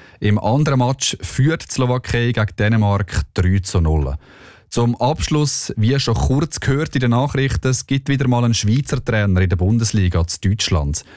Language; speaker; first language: German; native; German